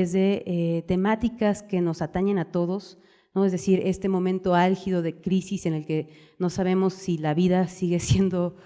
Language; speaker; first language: Spanish; native; Spanish